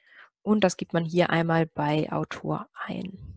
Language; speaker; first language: German; native; German